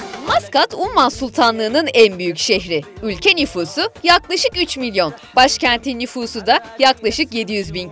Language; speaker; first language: Turkish; native; Turkish